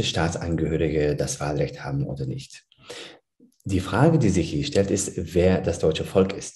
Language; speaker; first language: German; early bilingual, other home language; Turkish